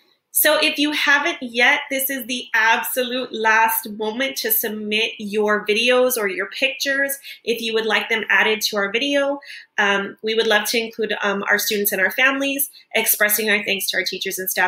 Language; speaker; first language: English; native; English